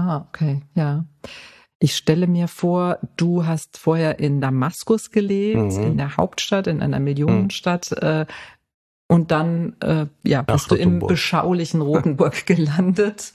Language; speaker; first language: German; native; German